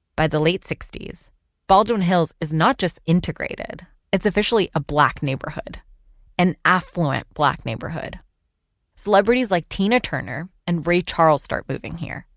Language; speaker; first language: English; non-native, local second language; Urdu